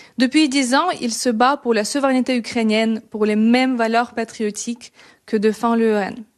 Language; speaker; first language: French; non-native, fluent; Ukrainian